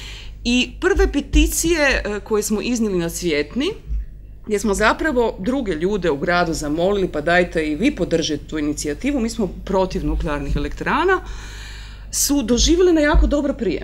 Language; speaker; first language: Croatian; native; Croatian